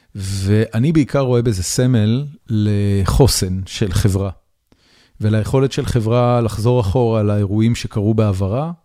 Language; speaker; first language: Hebrew; native; Hebrew